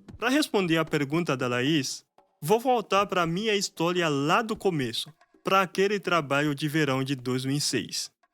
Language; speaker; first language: Portuguese; non-native, fluent; Haitian Creole